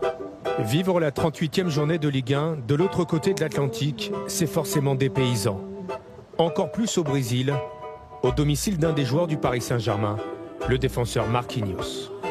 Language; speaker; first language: French; native; French